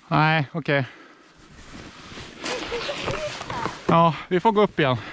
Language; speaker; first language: Swedish; native; Swedish